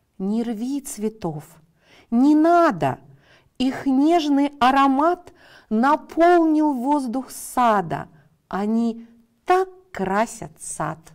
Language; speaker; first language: Russian; native; Russian